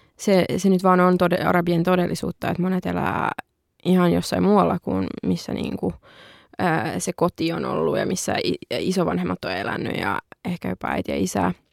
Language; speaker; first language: Finnish; early bilingual, other home language; Arabic